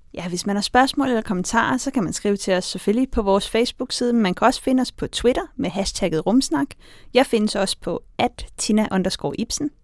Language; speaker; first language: Danish; native; Danish